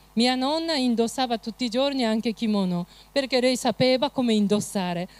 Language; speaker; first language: Italian; non-native, fluent; Japanese